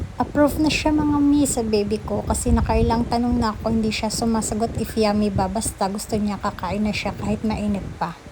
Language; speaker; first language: Filipino; native; Filipino